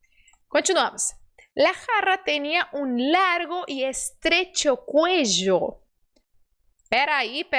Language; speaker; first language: Spanish; non-native, fluent; Portuguese